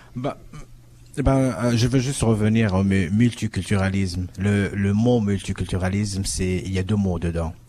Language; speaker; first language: French; non-native, local second language; Arabic